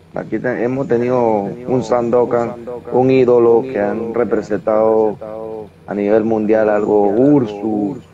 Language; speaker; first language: Spanish; native; Spanish